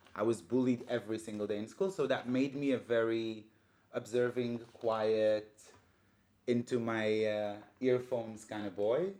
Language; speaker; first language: English; non-native, fluent; Hebrew